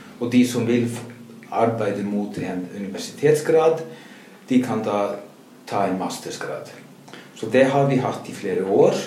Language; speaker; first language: Norwegian; non-native, fluent; Icelandic